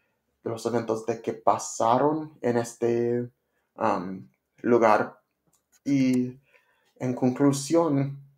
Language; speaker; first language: Spanish; non-native, learner; English